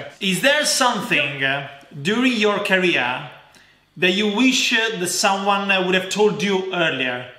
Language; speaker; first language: English; non-native, fluent; Italian